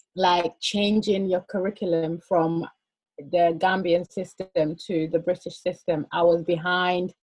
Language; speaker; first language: English; early bilingual, other home language; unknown